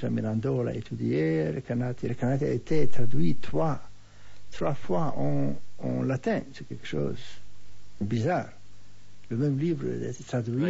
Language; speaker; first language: French; non-native, fluent; Hebrew